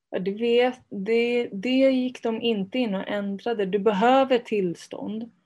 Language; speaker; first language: Swedish; early bilingual, other home language; Spanish